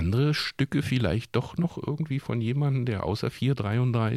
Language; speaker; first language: German; native; German